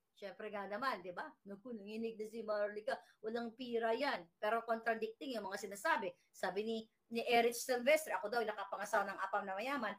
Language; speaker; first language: Filipino; native; Filipino